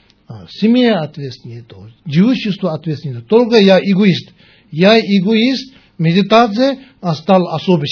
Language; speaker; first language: Russian; non-native, learner; Tibetan